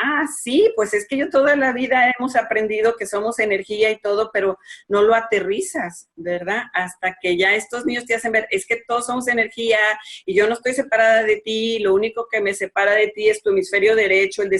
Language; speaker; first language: Spanish; native; Spanish